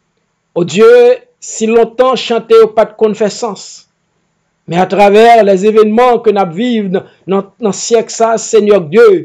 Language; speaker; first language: French; non-native, local second language; Haitian Creole